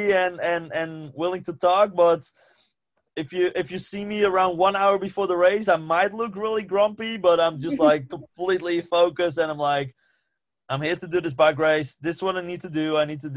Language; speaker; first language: English; non-native, fluent; Western Frisian